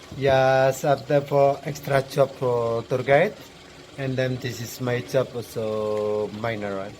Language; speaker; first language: English; non-native, learner; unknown